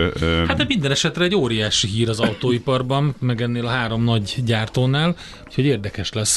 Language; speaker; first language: Hungarian; native; Hungarian